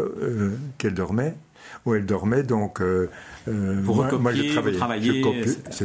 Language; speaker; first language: French; non-native, local second language; Dutch